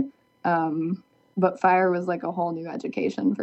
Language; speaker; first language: English; native; English